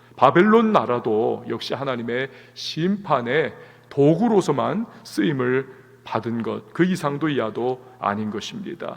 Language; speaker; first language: Korean; native; Korean